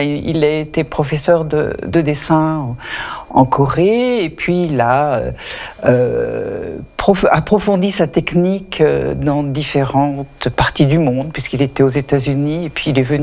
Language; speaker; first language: French; native; French